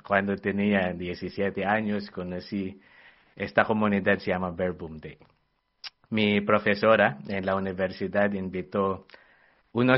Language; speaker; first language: Spanish; non-native, fluent; Filipino